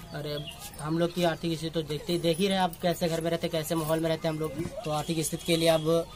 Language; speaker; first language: Hindi; native; Hindi